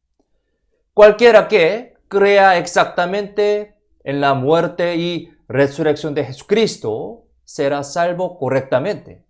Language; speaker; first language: Spanish; non-native, fluent; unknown